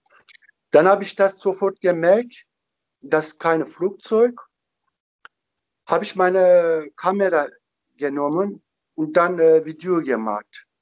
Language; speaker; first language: German; non-native, learner; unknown